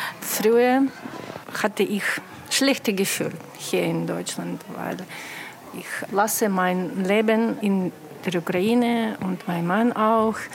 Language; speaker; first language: German; non-native, learner; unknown